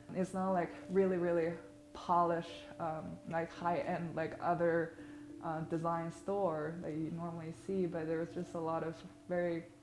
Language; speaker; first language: English; non-native, fluent; Chinese